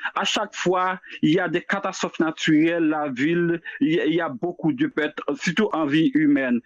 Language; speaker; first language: French; non-native, local second language; Haitian Creole